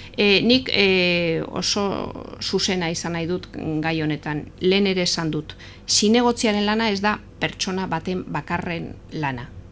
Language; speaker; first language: Basque; non-native, local second language; Spanish